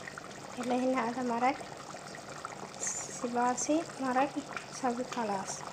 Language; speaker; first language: Arabic; non-native, learner; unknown